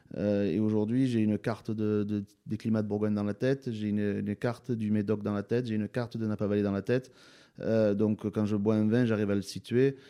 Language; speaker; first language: French; native; French